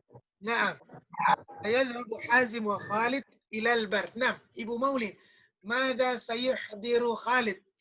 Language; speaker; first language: Arabic; non-native, fluent; Indonesian